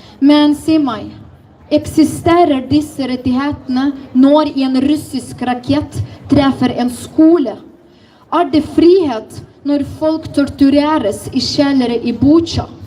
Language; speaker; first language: Norwegian; non-native, fluent; Ukrainian